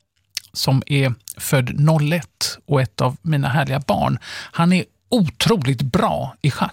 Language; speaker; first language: Swedish; native; Swedish